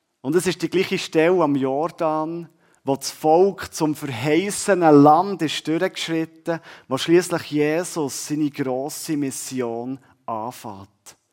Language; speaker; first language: German; native; German